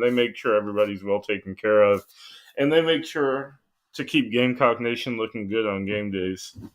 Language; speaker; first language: English; native; English